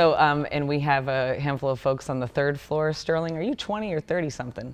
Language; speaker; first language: English; native; English